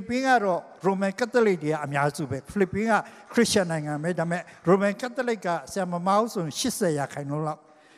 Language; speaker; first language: Burmese; non-native, local second language; Hakha Chin